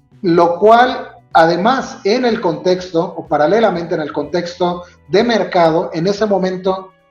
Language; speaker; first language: Spanish; native; Spanish